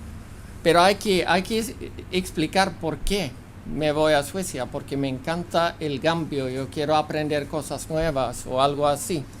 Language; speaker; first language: Spanish; non-native, fluent; Swedish